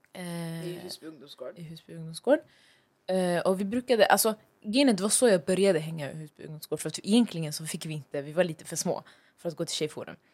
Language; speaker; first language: Swedish; early bilingual, other home language; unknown